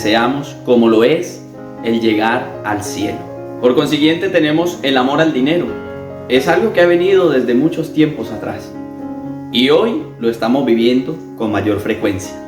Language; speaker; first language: Spanish; native; Spanish